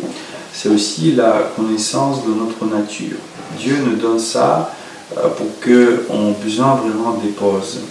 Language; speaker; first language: French; non-native, fluent; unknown